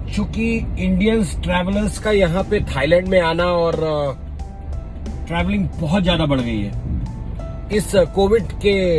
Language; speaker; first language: Hindi; native; Hindi